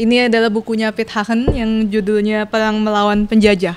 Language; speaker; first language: Indonesian; native; Indonesian